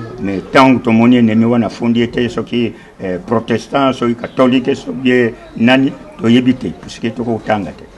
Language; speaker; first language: Lingala; non-native, local second language; Kongo